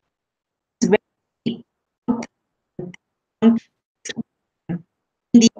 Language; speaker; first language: English; non-native, learner; Spanish